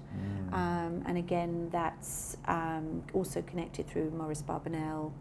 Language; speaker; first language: English; native; English